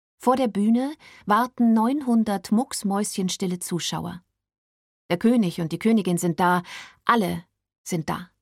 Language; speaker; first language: German; native; German